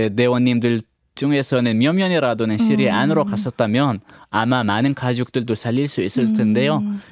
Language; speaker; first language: Korean; non-native, fluent; Arabic